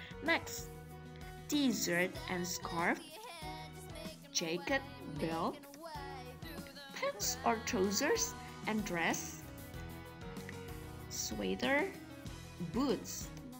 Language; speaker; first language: English; non-native, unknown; Indonesian